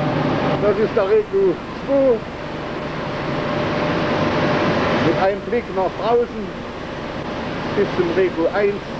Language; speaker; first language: German; native; German